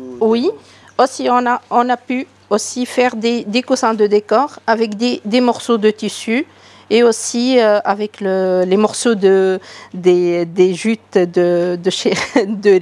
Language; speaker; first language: French; non-native, local second language; Arabic